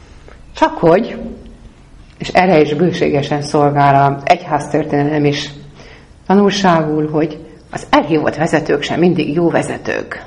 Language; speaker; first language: Hungarian; native; Hungarian